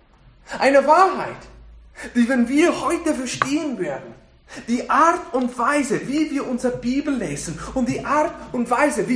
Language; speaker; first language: German; non-native, fluent; English